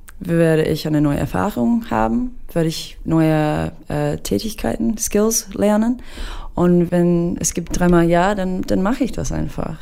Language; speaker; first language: German; non-native, fluent; English